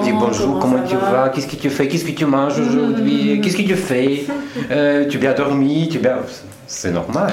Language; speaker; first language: French; non-native, learner; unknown